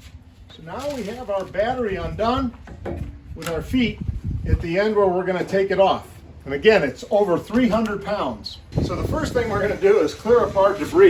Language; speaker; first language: English; native; English